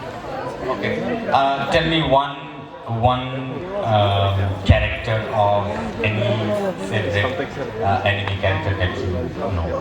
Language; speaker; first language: English; non-native, local second language; Kok Borok